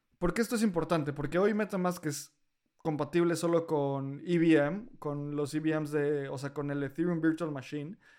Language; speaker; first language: Spanish; native; Spanish